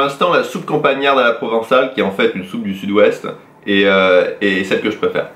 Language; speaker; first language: French; native; French